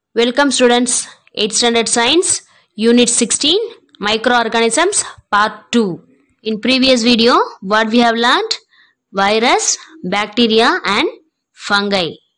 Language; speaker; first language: English; non-native, local second language; Tamil